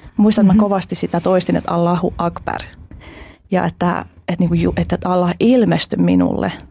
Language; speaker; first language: Finnish; early bilingual, other home language; Albanian